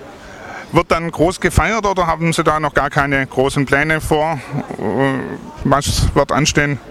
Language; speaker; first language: German; native; German